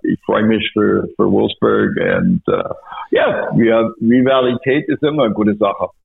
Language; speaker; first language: German; non-native, learner; English